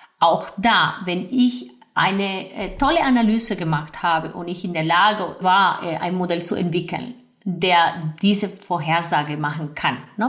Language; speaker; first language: German; non-native, fluent; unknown